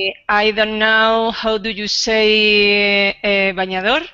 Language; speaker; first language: English; non-native, learner; Spanish